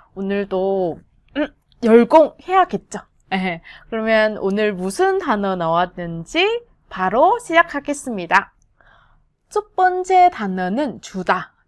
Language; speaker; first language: Korean; non-native, fluent; Vietnamese